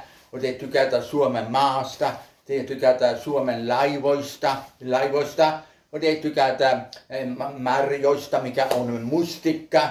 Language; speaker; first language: Finnish; early bilingual, heritage; Finnish